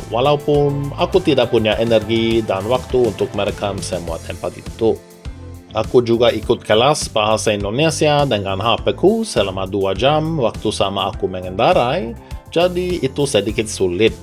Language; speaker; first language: Indonesian; non-native, fluent; Norwegian